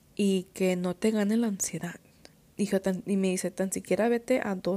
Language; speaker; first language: Spanish; early bilingual, heritage; Spanish